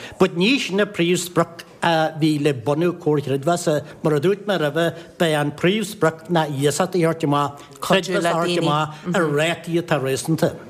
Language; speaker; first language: Irish; native; Irish